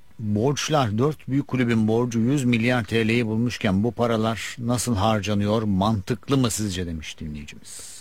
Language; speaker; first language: Turkish; native; Turkish